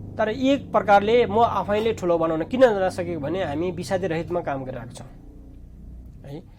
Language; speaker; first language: Nepali; non-native, local second language; Sherpa